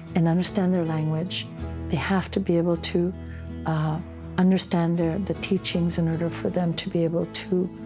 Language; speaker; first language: English; native; English